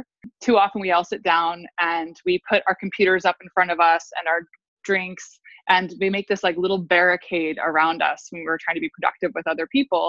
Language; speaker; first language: English; native; English